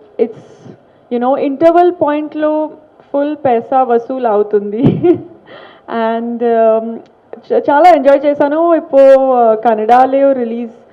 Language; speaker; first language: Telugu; non-native, learner; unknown